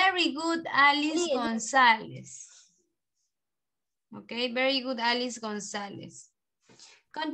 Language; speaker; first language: English; non-native, learner; Spanish